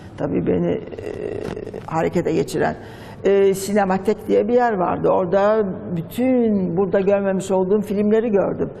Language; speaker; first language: Turkish; native; Turkish